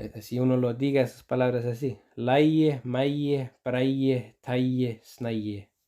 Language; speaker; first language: Spanish; non-native, fluent; Icelandic